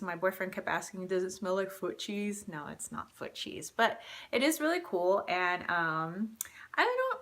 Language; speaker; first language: English; native; English